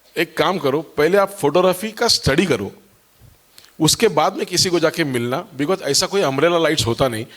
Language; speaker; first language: Hindi; non-native, local second language; Marathi